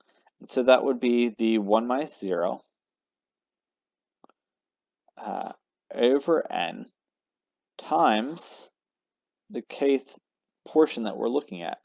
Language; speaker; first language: English; native; English